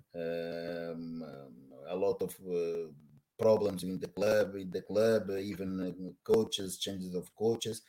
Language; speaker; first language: English; non-native, learner; Portuguese